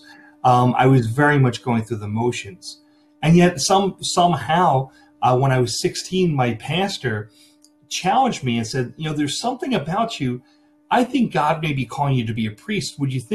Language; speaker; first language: English; native; English